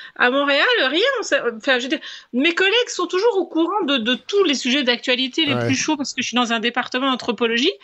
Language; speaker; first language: French; native; French